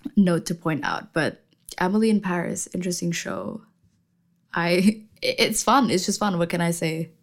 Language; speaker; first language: English; non-native, fluent; Indonesian